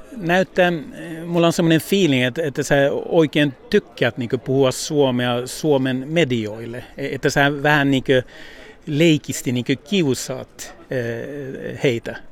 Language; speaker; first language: Finnish; early bilingual, heritage; Finnish